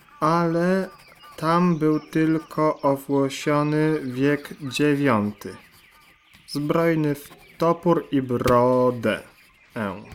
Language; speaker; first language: Polish; native; Polish